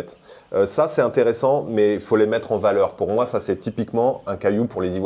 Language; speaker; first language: French; native; French